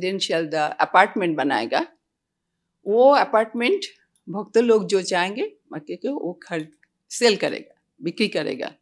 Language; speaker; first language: Hindi; non-native, local second language; Bangla